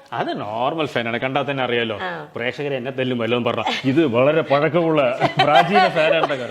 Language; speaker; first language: Malayalam; non-native, local second language; Kannada